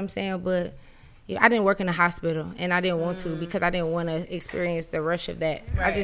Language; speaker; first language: English; native; English